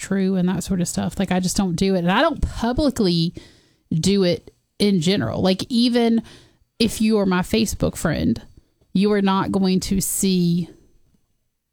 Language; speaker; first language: English; native; English